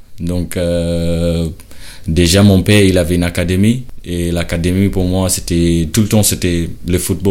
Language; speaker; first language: French; non-native, learner; Shona